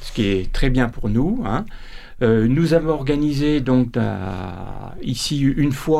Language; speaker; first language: French; native; French